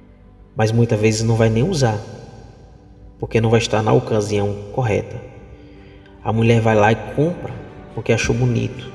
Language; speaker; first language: Portuguese; native; Portuguese